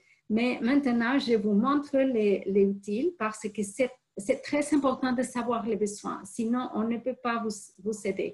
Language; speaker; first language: French; non-native, fluent; Spanish